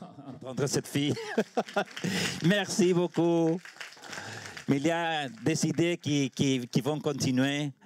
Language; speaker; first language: French; non-native, learner; Spanish